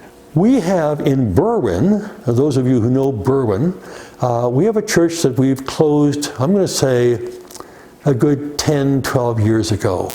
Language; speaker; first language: English; native; English